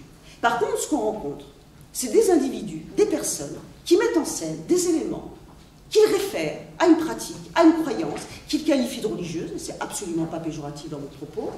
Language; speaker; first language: French; native; French